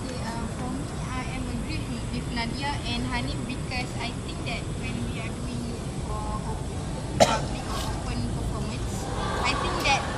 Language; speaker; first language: English; non-native, learner; Malay